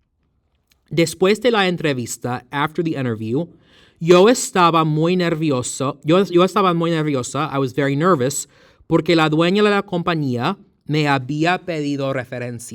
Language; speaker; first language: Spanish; non-native, fluent; English